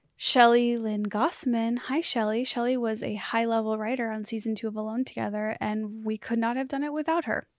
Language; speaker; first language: English; native; English